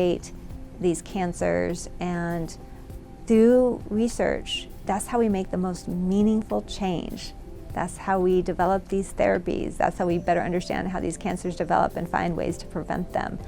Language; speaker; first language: English; native; English